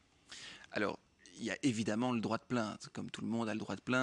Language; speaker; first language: French; native; French